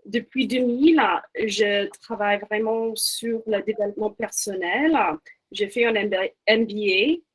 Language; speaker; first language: French; non-native, fluent; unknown